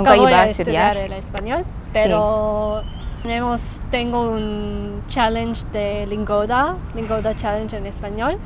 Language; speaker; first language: Spanish; non-native, learner; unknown